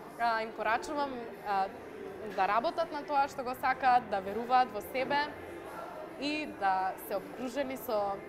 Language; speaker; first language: Macedonian; native; Macedonian